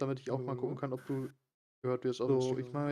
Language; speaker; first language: German; native; German